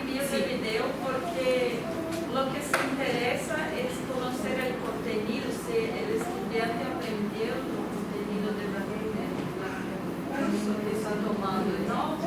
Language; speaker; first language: Spanish; non-native, fluent; Portuguese